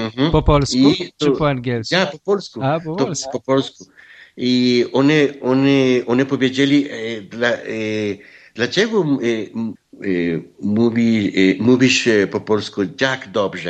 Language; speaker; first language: Polish; non-native, learner; Spanish